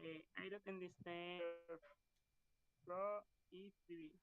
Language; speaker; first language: English; non-native, learner; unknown